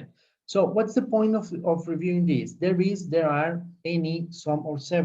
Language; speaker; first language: English; non-native, fluent; Spanish